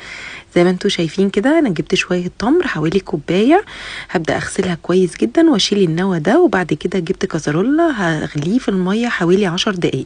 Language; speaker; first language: Arabic; native; Arabic